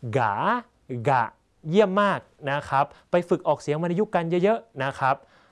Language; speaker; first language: Thai; native; Thai